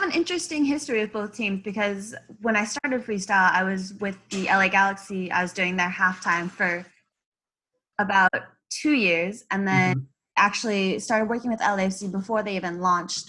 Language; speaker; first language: English; native; English